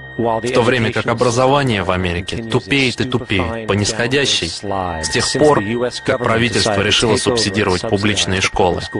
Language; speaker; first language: Russian; native; Russian